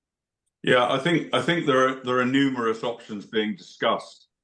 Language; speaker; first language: English; native; English